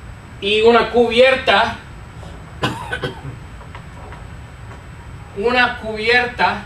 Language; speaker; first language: Spanish; non-native, fluent; English